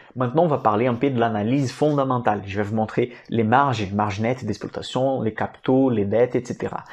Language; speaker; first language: French; non-native, fluent; Portuguese